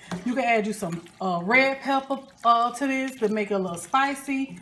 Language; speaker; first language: English; native; English